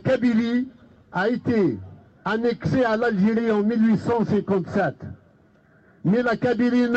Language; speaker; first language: French; non-native, local second language; Kabyle